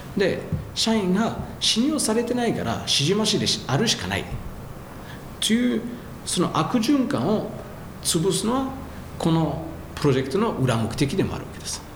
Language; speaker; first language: Japanese; non-native, fluent; French